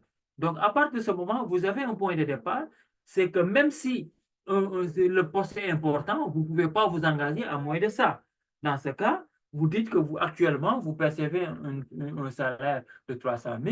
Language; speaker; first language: French; non-native, local second language; Wolof